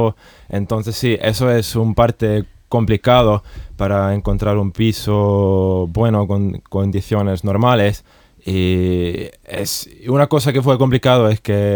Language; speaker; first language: Spanish; non-native, fluent; Estonian